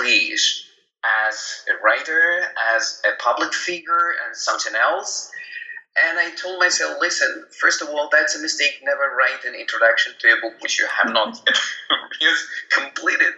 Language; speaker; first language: English; non-native, fluent; Ukrainian